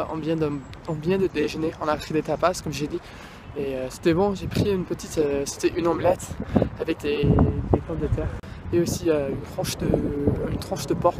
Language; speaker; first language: French; non-native, fluent; English